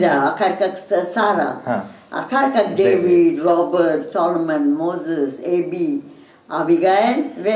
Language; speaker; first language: Hebrew; non-native, learner; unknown